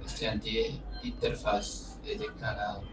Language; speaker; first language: Spanish; native; Spanish